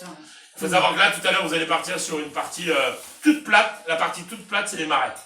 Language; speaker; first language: French; native; French